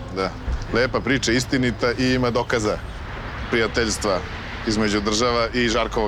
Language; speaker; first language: Bosnian; native; Bosnian